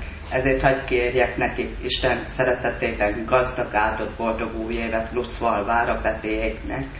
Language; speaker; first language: Hungarian; native; Hungarian